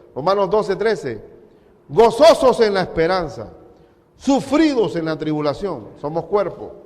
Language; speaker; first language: Spanish; native; Spanish